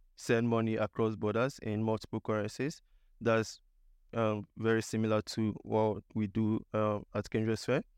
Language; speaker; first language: English; non-native, local second language; Igbo